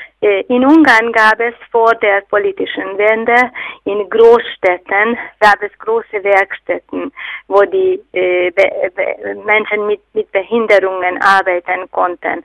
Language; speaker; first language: German; non-native, fluent; Hungarian